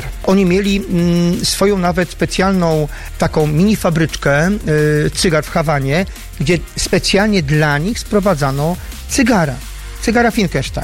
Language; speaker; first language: Polish; native; Polish